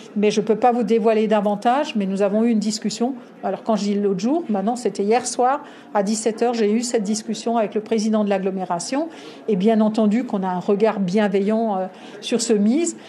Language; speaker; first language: French; native; French